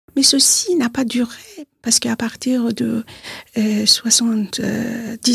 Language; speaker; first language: French; non-native, fluent; Persian